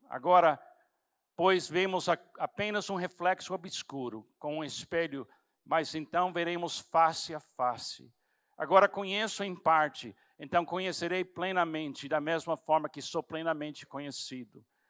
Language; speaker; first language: Portuguese; non-native, fluent; English